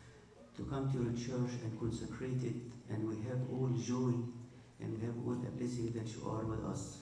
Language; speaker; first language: English; non-native, fluent; Arabic